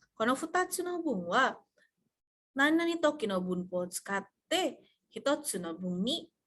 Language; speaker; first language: Japanese; non-native, fluent; Indonesian